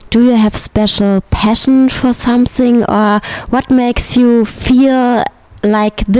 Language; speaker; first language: English; non-native, fluent; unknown